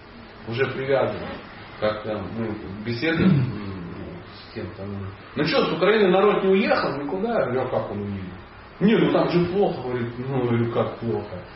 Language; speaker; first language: Russian; native; Russian